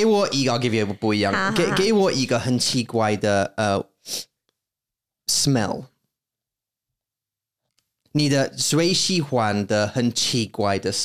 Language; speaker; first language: Chinese; non-native, learner; English